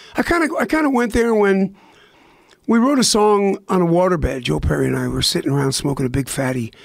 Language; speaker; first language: English; native; English